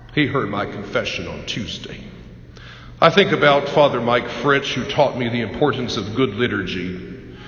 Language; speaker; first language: English; native; English